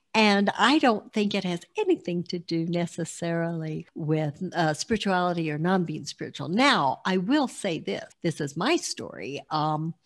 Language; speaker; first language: English; early bilingual, other home language; Italian